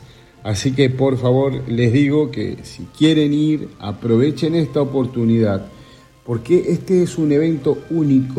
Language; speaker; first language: Spanish; native; Spanish